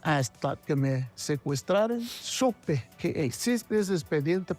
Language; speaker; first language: Spanish; non-native, local second language; Zapotec